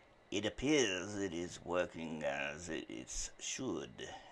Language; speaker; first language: English; native; English